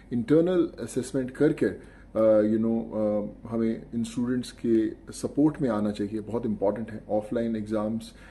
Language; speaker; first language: Hindi; non-native, local second language; Punjabi